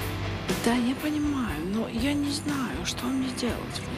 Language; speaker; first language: Russian; non-native, fluent; Georgian